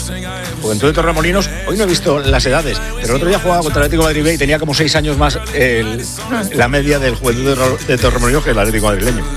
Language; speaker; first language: Spanish; native; Spanish